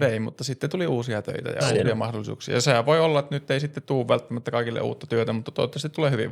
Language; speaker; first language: Finnish; native; Finnish